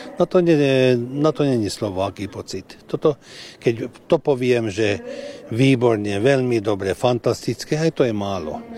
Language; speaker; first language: Slovak; early bilingual, heritage; Hungarian